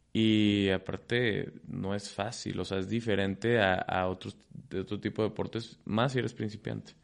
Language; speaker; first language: Spanish; native; Spanish